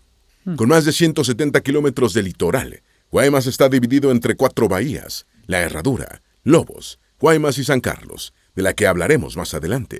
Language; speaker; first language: Spanish; native; Spanish